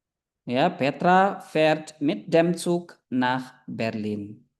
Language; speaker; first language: German; non-native, fluent; Indonesian